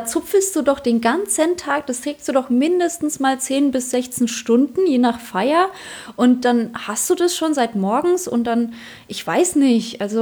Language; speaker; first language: German; early bilingual, other home language; Polish